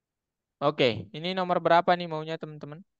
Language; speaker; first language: Indonesian; native; Indonesian